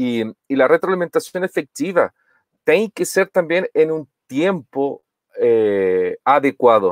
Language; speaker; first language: Portuguese; non-native, learner; Spanish